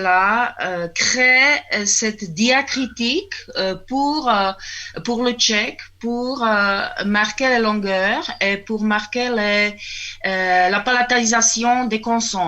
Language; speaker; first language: French; non-native, fluent; Czech